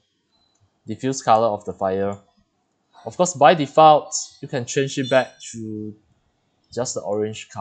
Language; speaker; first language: English; non-native, fluent; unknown